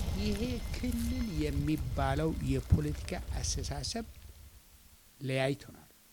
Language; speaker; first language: Amharic; non-native, local second language; Tigrinya